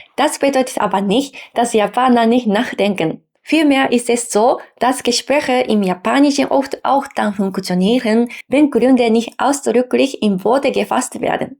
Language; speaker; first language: German; non-native, fluent; Japanese